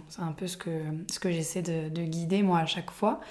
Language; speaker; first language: French; native; French